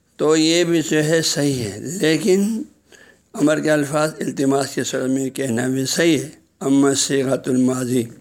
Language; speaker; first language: Urdu; non-native, local second language; Balti